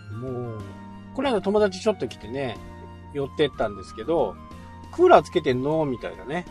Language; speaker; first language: Japanese; native; Japanese